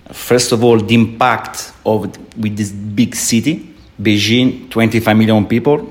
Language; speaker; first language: English; non-native, fluent; Italian